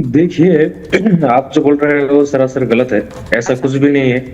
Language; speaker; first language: Hindi; non-native, fluent; Bangla